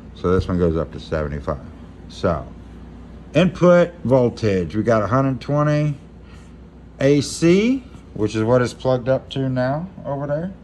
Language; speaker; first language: English; native; English